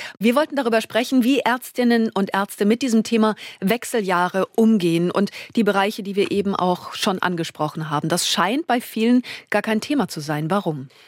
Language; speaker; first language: German; native; German